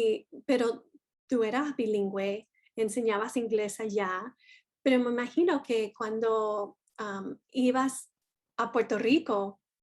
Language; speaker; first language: Spanish; non-native, fluent; English